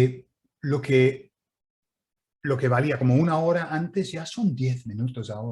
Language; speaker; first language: Spanish; non-native, fluent; English